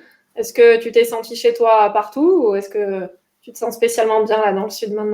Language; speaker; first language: French; native; French